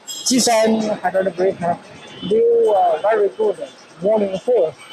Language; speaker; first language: English; non-native, learner; Chinese